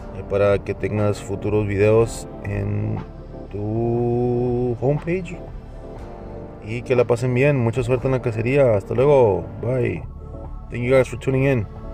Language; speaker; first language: Spanish; early bilingual, heritage; Spanish